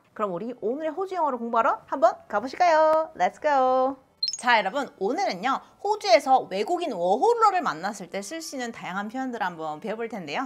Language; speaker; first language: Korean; native; Korean